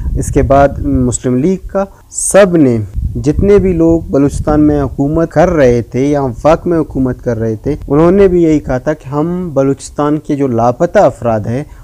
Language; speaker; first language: Urdu; non-native, local second language; Baluchi